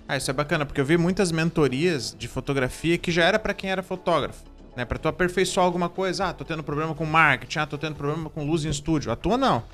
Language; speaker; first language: Portuguese; native; Portuguese